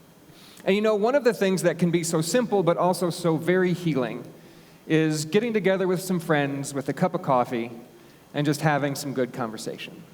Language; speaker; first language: English; native; English